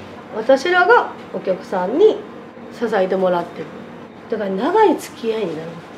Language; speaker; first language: Japanese; native; Japanese